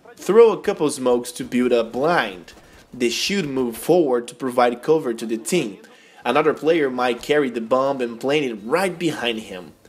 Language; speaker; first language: English; non-native, fluent; Portuguese